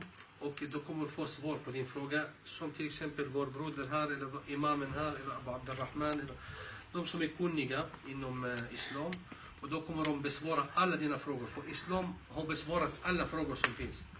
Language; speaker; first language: Swedish; early bilingual, other home language; Arabic